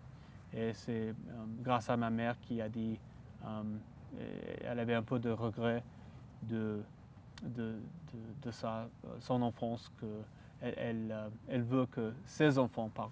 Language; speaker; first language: French; non-native, local second language; English